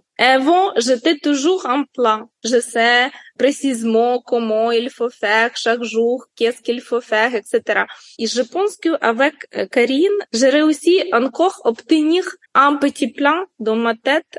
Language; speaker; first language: French; non-native, learner; Ukrainian